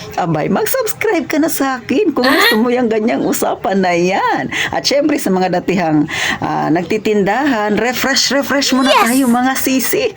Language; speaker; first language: Filipino; non-native, local second language; Cebuano